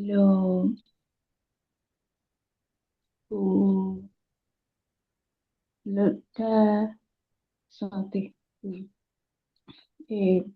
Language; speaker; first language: French; non-native, learner; Yoruba